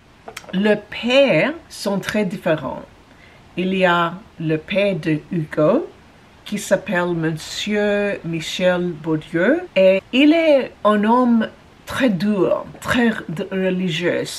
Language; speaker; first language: French; non-native, learner; English